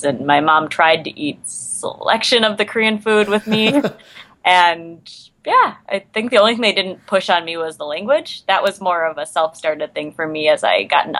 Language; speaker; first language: English; native; English